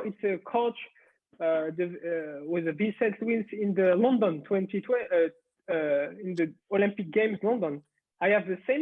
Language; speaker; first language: English; non-native, learner; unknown